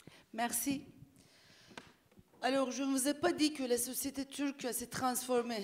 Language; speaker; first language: French; non-native, fluent; Turkish